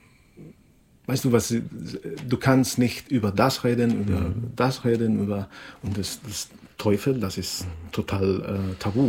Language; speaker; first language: German; non-native, fluent; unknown